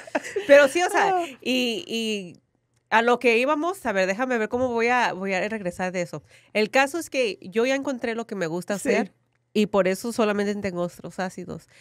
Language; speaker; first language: Spanish; early bilingual, heritage; Spanish